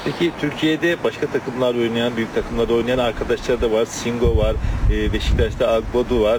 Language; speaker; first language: Turkish; native; Turkish